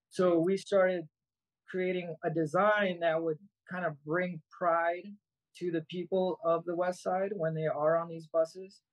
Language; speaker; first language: English; native; English